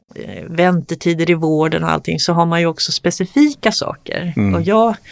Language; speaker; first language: Swedish; native; Swedish